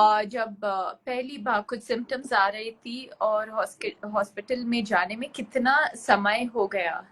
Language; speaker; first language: Hindi; non-native, local second language; Tulu